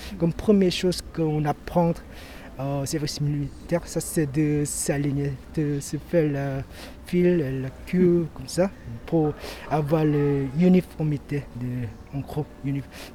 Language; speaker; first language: French; non-native, learner; Korean